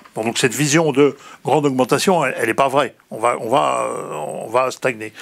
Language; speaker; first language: French; native; French